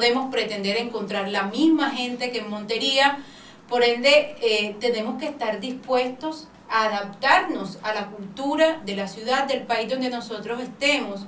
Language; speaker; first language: Spanish; native; Spanish